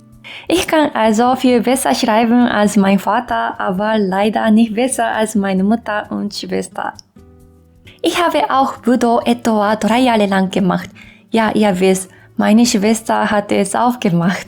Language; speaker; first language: German; non-native, fluent; Japanese